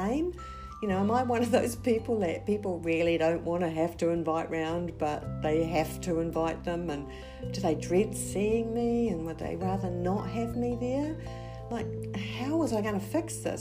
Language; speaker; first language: English; native; English